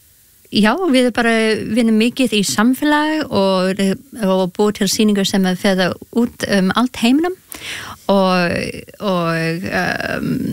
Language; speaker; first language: Icelandic; non-native, learner; English